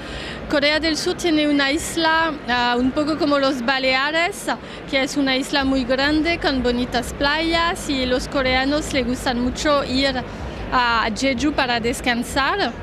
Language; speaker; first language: Spanish; non-native, fluent; Korean